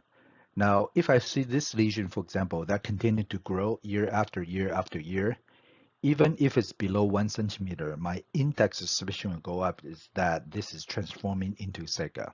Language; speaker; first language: English; non-native, fluent; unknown